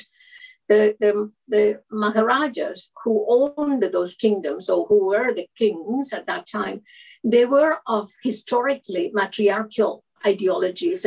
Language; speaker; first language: English; non-native, local second language; Malayalam